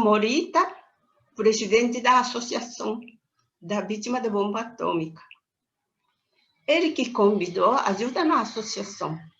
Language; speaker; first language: Portuguese; non-native, learner; Japanese